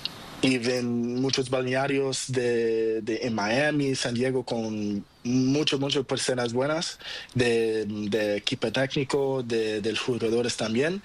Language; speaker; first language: Spanish; non-native, learner; Portuguese